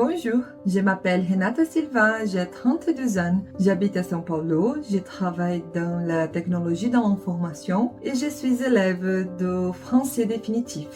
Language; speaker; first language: French; non-native, learner; Portuguese